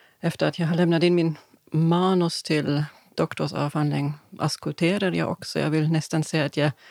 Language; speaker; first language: Swedish; non-native, fluent; German